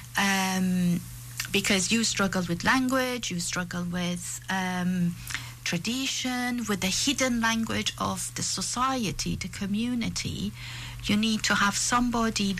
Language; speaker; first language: English; non-native, fluent; Persian